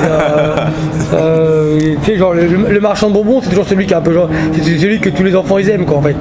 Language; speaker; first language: French; native; French